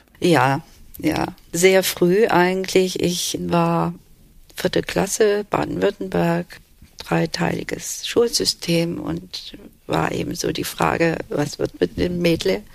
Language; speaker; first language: German; early bilingual, other home language; Turkish